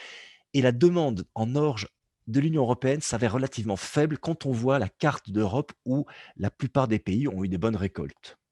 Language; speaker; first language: French; native; French